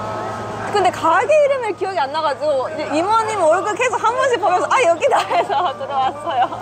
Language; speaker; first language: Korean; non-native, fluent; Japanese